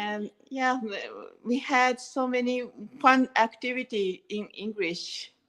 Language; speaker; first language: English; non-native, learner; Japanese